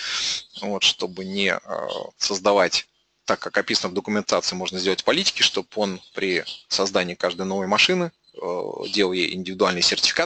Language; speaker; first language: Russian; native; Russian